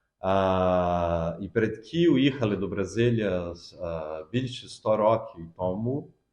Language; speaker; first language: Ukrainian; early bilingual, heritage; Portuguese